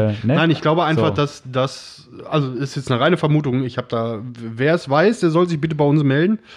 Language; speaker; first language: German; native; German